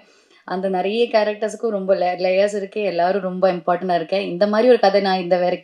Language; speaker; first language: Tamil; non-native, fluent; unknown